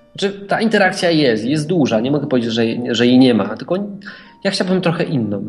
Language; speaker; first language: Polish; native; Polish